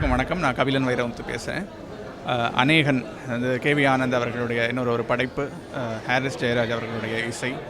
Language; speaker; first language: Tamil; native; Tamil